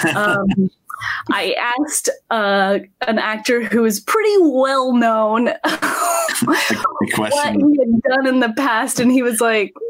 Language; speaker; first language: English; native; English